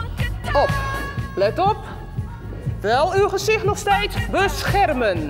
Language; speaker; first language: Dutch; native; Dutch